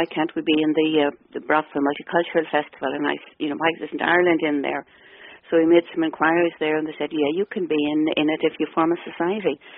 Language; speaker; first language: English; native; English